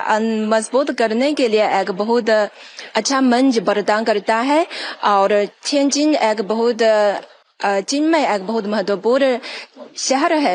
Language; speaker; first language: Hindi; non-native, fluent; Chinese